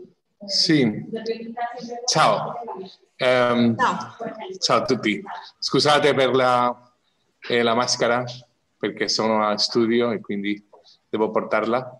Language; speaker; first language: Italian; non-native, fluent; Spanish